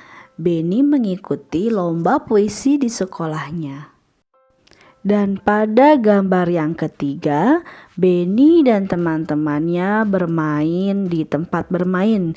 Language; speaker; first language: Indonesian; native; Indonesian